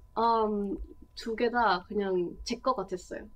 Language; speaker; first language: Korean; non-native, fluent; Thai